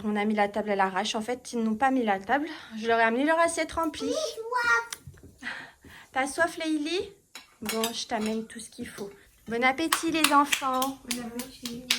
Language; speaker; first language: French; native; French